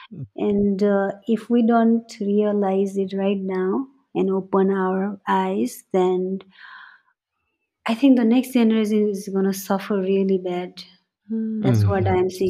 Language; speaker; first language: English; non-native, local second language; Nepali